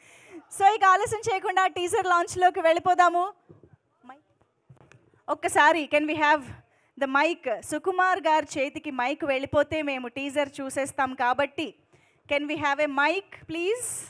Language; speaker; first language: Telugu; native; Telugu